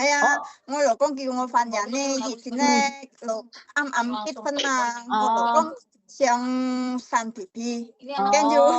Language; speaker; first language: Cantonese; non-native, learner; Indonesian